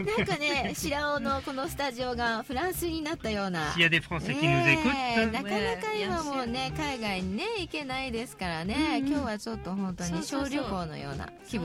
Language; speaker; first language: Japanese; native; Japanese